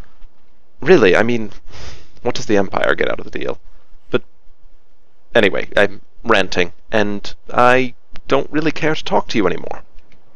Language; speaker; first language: English; native; English